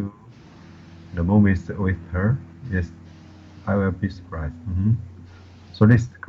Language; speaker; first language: English; non-native, learner; Chinese